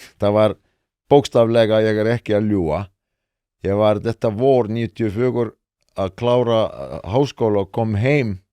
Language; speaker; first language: Icelandic; non-native, fluent; Estonian